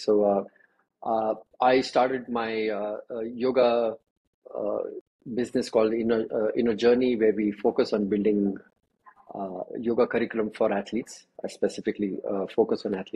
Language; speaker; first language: English; non-native, local second language; Kannada